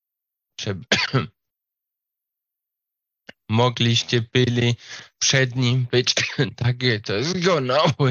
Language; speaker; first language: Polish; non-native, fluent; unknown